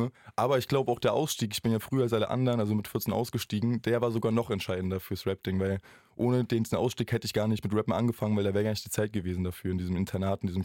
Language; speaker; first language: German; native; German